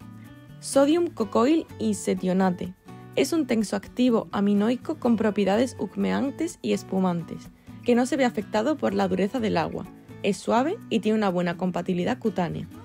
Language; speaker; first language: Spanish; native; Spanish